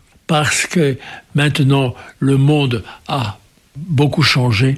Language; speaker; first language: French; native; French